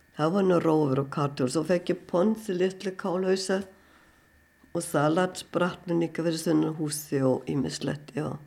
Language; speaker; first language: Icelandic; non-native, fluent; German